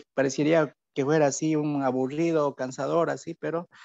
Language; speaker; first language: Spanish; native; Spanish